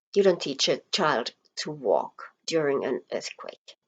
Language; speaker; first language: English; non-native, fluent; Finnish